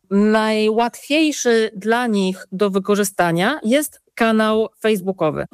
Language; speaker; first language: Polish; native; Polish